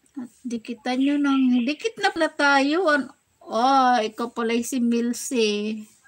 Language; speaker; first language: Filipino; non-native, local second language; Waray